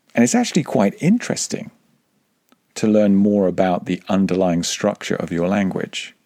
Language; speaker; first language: English; native; English